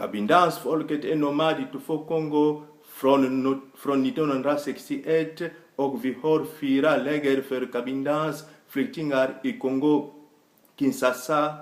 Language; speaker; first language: Swedish; non-native, fluent; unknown